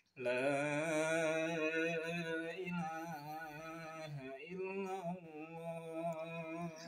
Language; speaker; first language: Indonesian; native; Indonesian